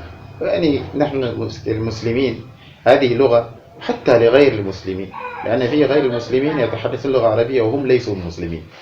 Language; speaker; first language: Arabic; non-native, fluent; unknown